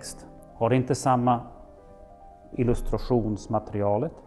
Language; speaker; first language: Swedish; non-native, fluent; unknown